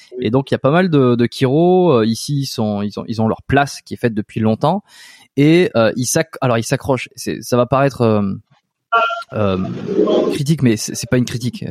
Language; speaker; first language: French; native; French